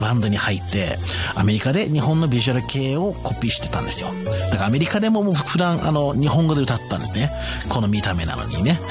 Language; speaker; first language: Japanese; non-native, fluent; English